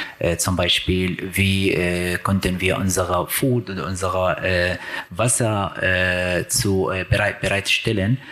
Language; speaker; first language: German; non-native, learner; Arabic